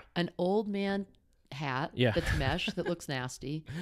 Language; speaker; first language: English; native; English